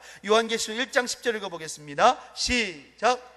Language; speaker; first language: Korean; native; Korean